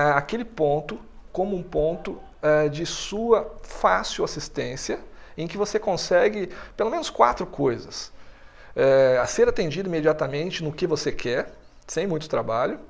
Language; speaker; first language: Portuguese; native; Portuguese